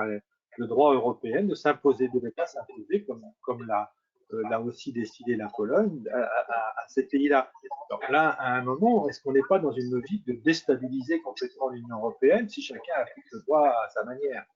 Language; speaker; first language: French; native; French